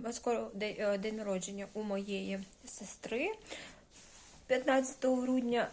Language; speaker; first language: Ukrainian; non-native, local second language; Russian